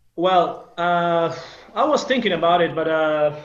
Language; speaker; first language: English; non-native, fluent; Italian